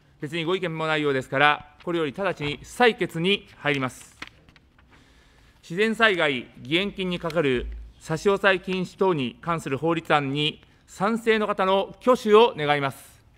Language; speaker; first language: Japanese; native; Japanese